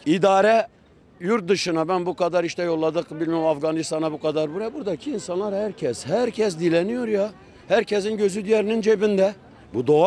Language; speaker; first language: Turkish; native; Turkish